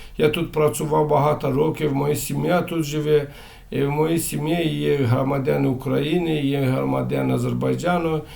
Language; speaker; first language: Ukrainian; non-native, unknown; Azerbaijani